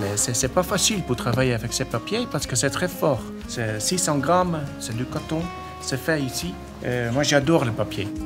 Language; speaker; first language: French; non-native, learner; Dutch